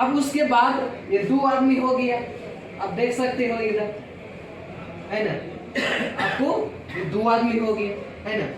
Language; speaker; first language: Hindi; non-native, local second language; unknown